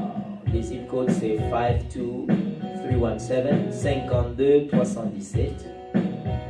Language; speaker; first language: French; non-native, local second language; Lingala